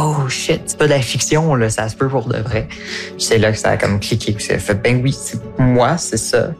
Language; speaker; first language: French; native; French